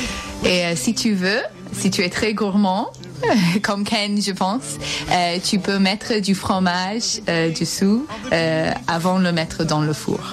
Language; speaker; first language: French; non-native, fluent; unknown